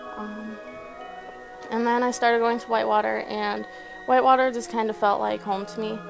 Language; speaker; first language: English; native; English